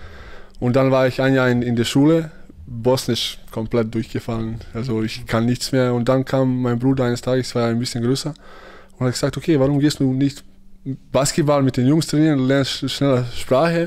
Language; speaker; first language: German; early bilingual, other home language; Bosnian